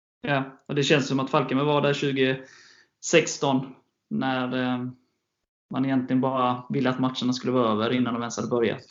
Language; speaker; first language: Swedish; native; Swedish